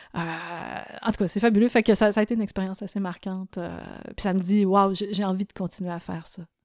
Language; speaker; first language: French; native; French